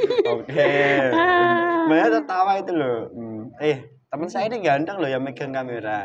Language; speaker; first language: Indonesian; native; Indonesian